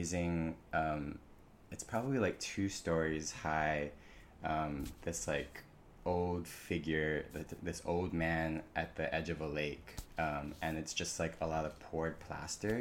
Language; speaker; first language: English; native; English